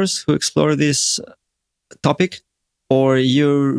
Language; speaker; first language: English; non-native, fluent; Russian